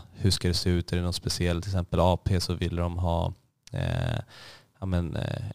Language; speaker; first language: Swedish; native; Swedish